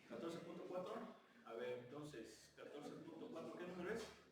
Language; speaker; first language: Spanish; native; Spanish